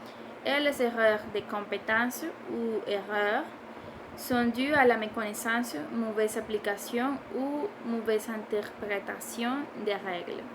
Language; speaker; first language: French; non-native, learner; Spanish